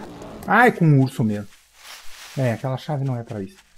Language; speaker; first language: Portuguese; native; Portuguese